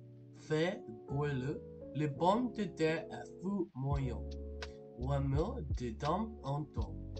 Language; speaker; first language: French; non-native, learner; English